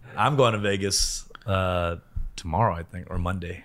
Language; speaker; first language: English; early bilingual, other home language; Korean